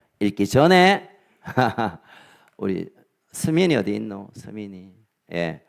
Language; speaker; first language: Korean; native; Korean